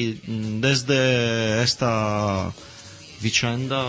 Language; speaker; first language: Spanish; non-native, learner; Italian